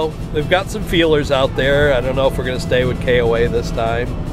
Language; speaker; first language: English; native; English